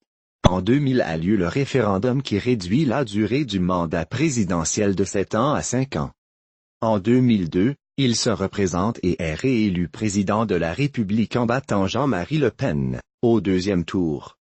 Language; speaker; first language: French; native; French